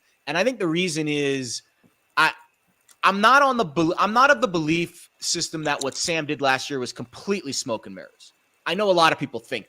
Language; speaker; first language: English; native; English